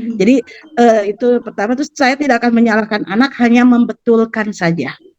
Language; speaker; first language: Indonesian; non-native, local second language; Sundanese